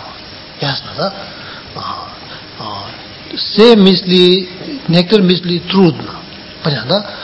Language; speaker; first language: Russian; non-native, learner; Tibetan